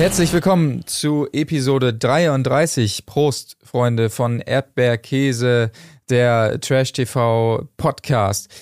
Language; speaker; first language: German; native; German